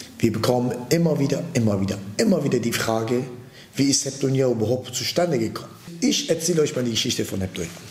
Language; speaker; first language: German; early bilingual, other home language; Turkish